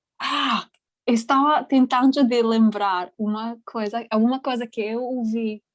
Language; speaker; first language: Portuguese; non-native, fluent; English